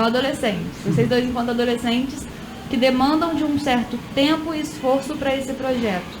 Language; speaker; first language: Portuguese; native; Portuguese